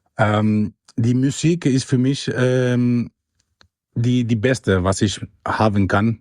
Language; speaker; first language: German; non-native, learner; Spanish